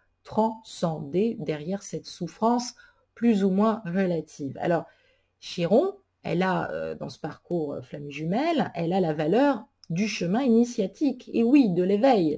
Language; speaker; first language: French; native; French